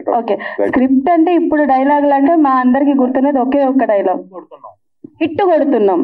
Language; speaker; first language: Telugu; native; Telugu